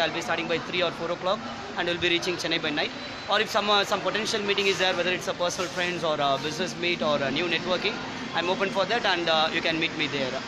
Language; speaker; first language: English; non-native, local second language; Tamil